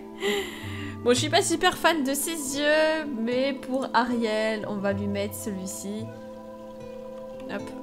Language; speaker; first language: French; native; French